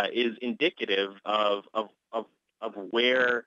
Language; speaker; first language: English; native; English